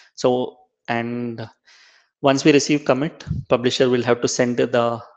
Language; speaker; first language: English; non-native, local second language; Tamil